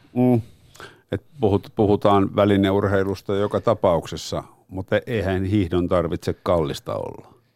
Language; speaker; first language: Finnish; native; Finnish